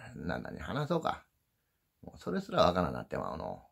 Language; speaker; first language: Japanese; native; Japanese